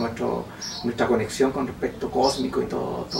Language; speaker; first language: Spanish; native; Spanish